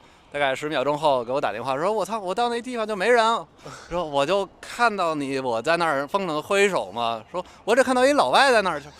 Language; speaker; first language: Chinese; non-native, fluent; English